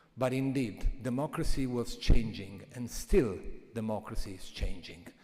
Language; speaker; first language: English; non-native, fluent; Italian